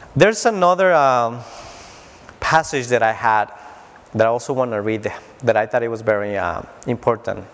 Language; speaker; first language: English; non-native, fluent; Spanish